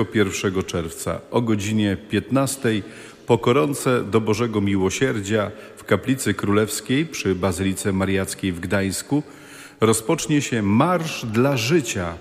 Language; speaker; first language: Polish; native; Polish